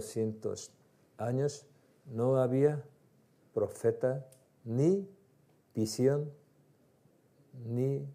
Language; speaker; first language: Spanish; non-native, learner; Korean